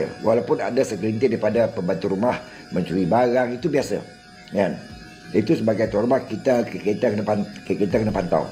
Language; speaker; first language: Malay; native; Malay